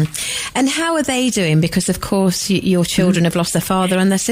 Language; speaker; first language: English; native; English